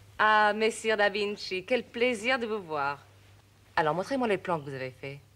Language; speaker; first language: French; native; French